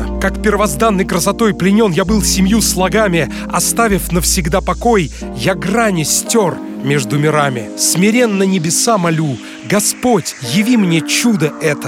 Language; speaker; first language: Russian; native; Russian